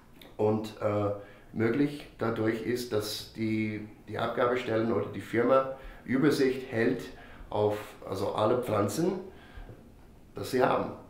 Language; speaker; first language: German; non-native, fluent; English